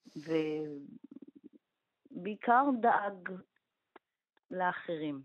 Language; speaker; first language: Hebrew; native; Hebrew